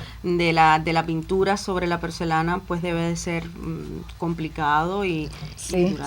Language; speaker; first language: Spanish; native; Spanish